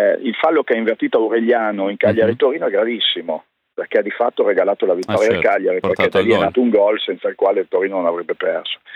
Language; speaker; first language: Italian; native; Italian